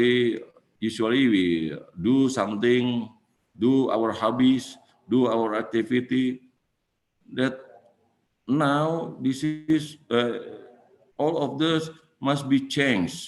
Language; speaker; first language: English; non-native, fluent; Indonesian